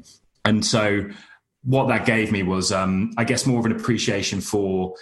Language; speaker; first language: English; native; English